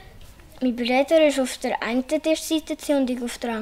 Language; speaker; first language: German; non-native, local second language; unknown